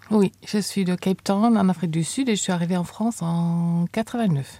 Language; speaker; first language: French; non-native, fluent; Afrikaans